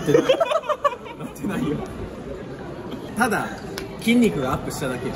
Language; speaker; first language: Japanese; native; Japanese